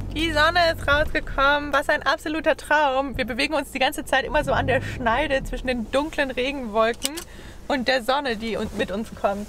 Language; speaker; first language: German; native; German